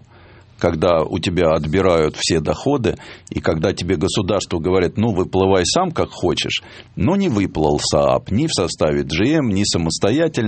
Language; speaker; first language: Russian; native; Russian